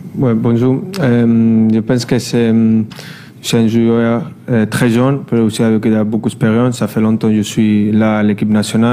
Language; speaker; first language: French; non-native, fluent; Spanish